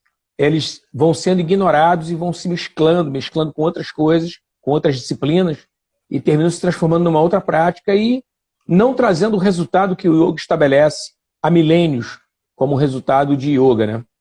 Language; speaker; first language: Portuguese; native; Portuguese